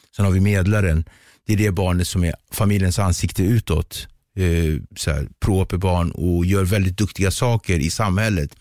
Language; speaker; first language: Swedish; early bilingual, other home language; Kabuverdianu